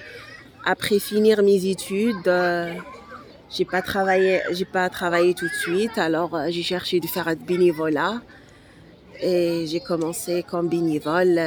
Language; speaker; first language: French; non-native, local second language; Arabic